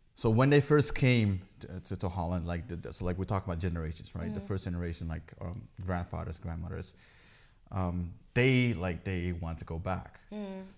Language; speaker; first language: English; early bilingual, heritage; Dutch